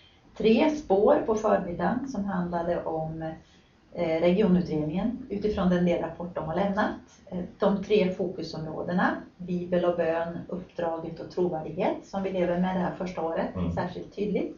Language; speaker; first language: Swedish; native; Swedish